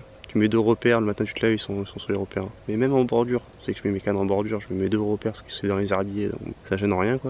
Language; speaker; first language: French; native; French